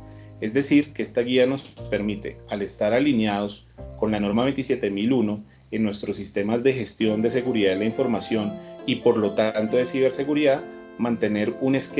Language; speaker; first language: Spanish; native; Spanish